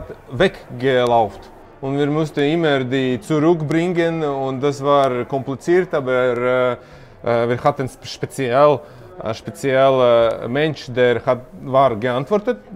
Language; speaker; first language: German; non-native, learner; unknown